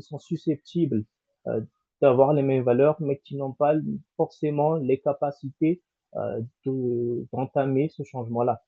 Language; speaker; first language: French; non-native, local second language; Malagasy